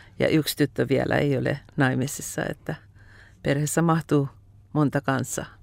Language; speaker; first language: Finnish; non-native, fluent; Persian